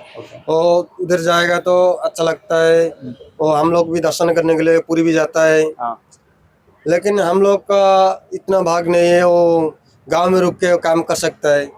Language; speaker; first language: Hindi; non-native, local second language; Odia